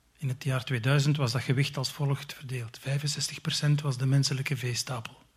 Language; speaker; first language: Dutch; native; Dutch